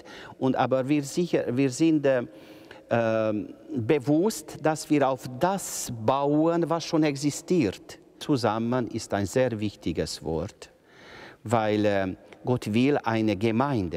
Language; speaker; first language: German; non-native, local second language; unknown